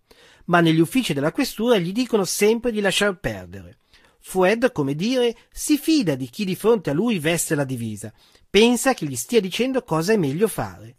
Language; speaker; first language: Italian; native; Italian